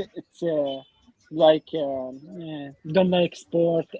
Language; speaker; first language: English; non-native, learner; Arabic